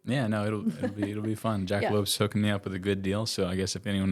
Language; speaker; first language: English; native; English